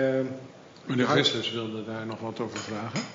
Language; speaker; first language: Dutch; native; Dutch